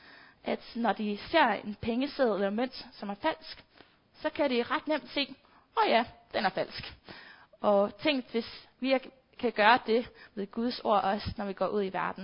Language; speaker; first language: Danish; native; Danish